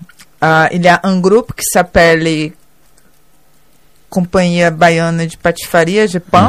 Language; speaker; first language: French; non-native, learner; Portuguese